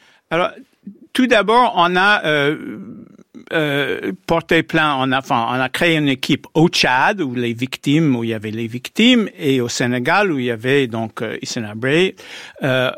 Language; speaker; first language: French; non-native, fluent; English